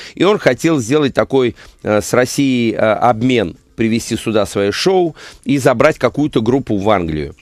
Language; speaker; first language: Russian; native; Russian